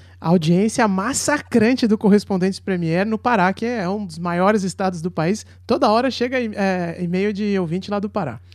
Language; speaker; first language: Portuguese; native; Portuguese